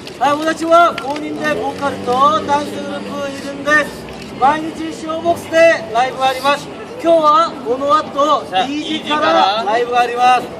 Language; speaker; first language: Japanese; non-native, learner; Korean